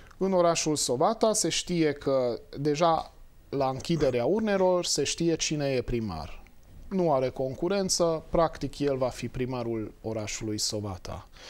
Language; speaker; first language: Romanian; non-native, local second language; Hungarian